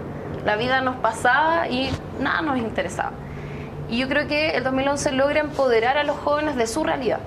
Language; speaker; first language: Spanish; native; Spanish